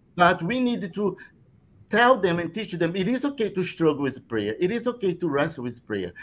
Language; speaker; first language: English; non-native, fluent; Portuguese